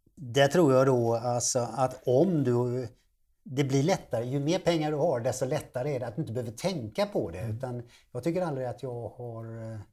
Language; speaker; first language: Swedish; native; Swedish